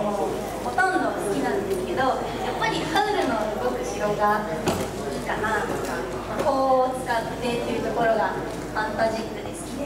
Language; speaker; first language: Japanese; native; Japanese